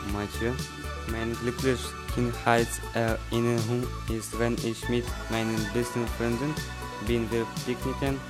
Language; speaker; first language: German; non-native, learner; French